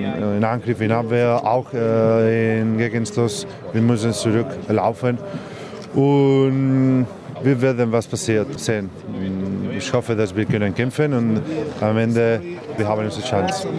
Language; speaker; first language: German; non-native, learner; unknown